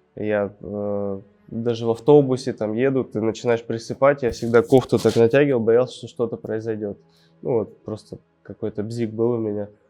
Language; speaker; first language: Russian; native; Russian